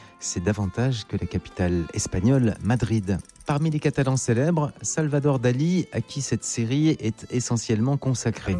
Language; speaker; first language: French; native; French